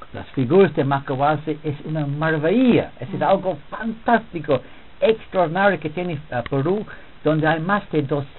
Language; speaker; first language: Spanish; non-native, fluent; English